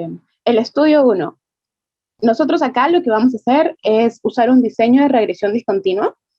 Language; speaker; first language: Spanish; native; Spanish